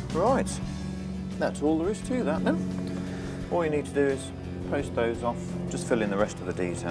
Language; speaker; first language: English; native; English